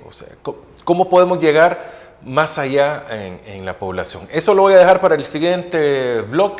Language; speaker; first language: Spanish; native; Spanish